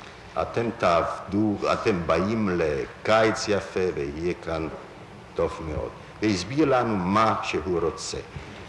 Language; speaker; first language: Hebrew; non-native, fluent; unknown